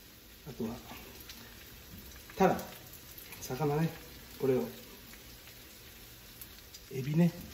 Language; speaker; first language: Japanese; native; Japanese